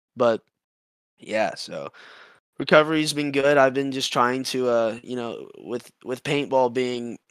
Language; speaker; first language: English; native; English